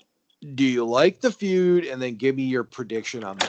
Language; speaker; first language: English; native; English